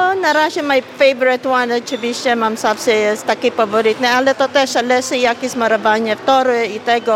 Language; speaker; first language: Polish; non-native, learner; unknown